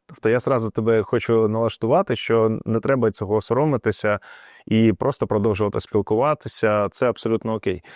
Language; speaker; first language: Ukrainian; non-native, local second language; Russian